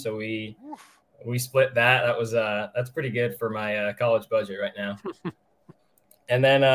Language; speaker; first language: English; native; English